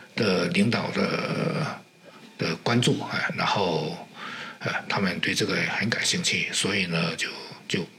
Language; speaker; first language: Chinese; non-native, local second language; Min Nan Chinese